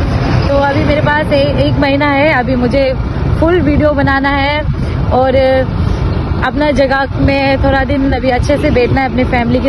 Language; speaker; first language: Hindi; non-native, local second language; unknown